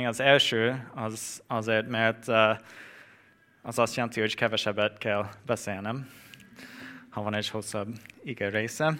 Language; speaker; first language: Hungarian; non-native, fluent; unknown